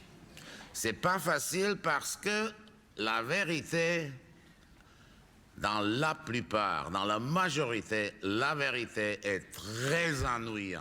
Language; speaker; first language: French; non-native, fluent; Czech